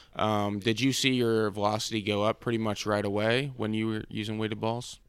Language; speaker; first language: English; native; English